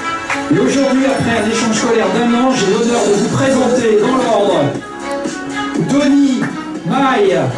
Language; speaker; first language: French; native; French